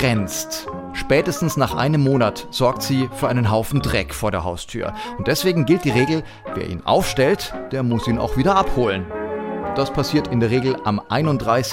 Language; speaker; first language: German; native; German